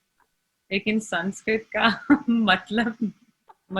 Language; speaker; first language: Hindi; non-native, learner; English